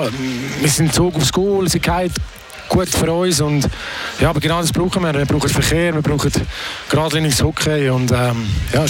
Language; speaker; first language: German; native; German